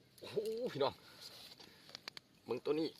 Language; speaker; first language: Thai; non-native, local second language; Northeastern Thai